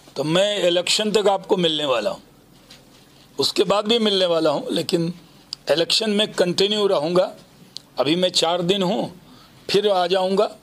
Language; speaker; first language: Hindi; native; Hindi